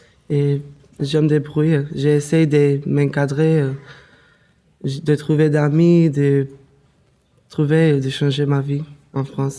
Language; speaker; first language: French; non-native, learner; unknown